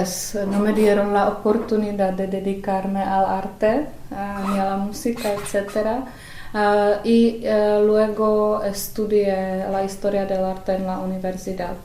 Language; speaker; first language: Spanish; non-native, fluent; Czech